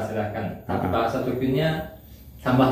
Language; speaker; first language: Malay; non-native, learner; Turkish